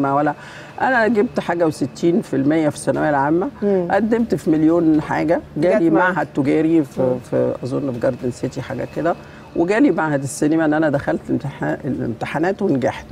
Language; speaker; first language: Arabic; native; Arabic